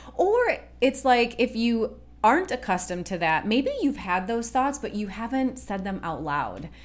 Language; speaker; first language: English; native; English